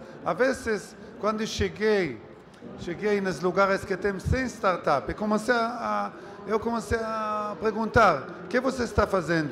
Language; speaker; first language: Portuguese; non-native, learner; Hebrew